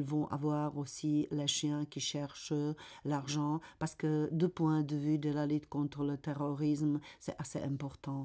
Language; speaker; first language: French; non-native, fluent; Czech